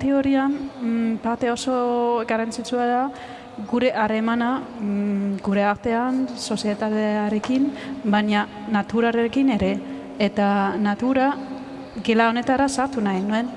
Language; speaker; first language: Basque; non-native, fluent; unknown